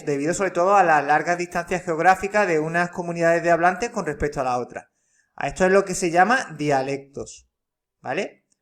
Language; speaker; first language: Spanish; native; Spanish